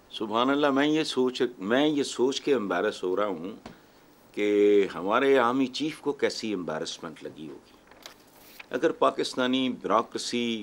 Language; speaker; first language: Urdu; non-native, local second language; Punjabi